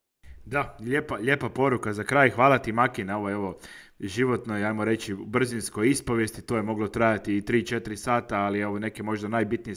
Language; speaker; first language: Croatian; native; Croatian